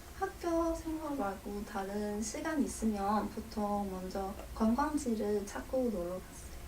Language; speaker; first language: Korean; non-native, learner; Chinese